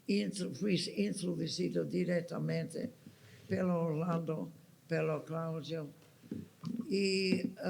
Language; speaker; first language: Portuguese; non-native, fluent; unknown